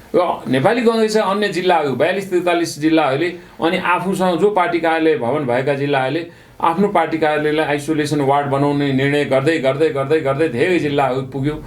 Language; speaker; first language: Nepali; native; Nepali